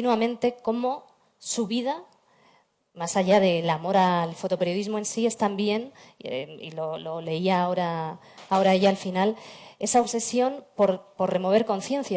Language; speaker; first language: Spanish; native; Spanish